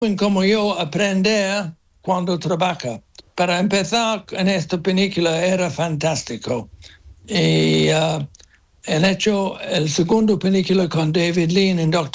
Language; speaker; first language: Spanish; non-native, learner; English